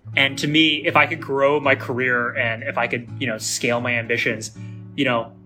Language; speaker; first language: English; native; English